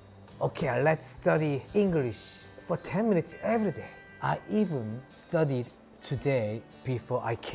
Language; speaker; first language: English; non-native, learner; Korean